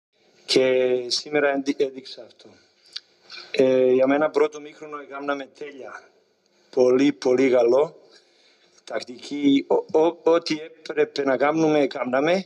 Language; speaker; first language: Greek; non-native, learner; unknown